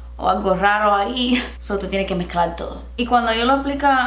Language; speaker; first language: Spanish; early bilingual, heritage; Spanish